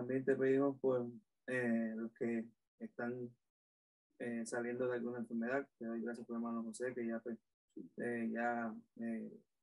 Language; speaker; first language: Spanish; native; Spanish